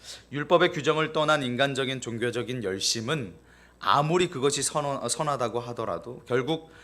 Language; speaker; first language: Korean; native; Korean